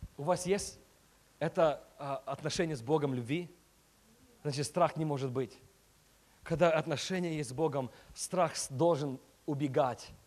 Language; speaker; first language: Russian; early bilingual, heritage; Russian